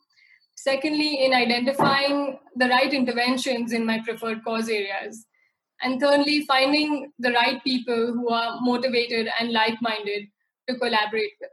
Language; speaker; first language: English; non-native, local second language; Hindi